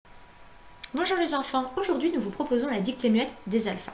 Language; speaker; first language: French; native; French